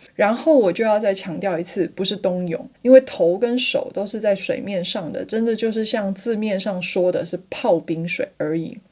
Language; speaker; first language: Chinese; native; Chinese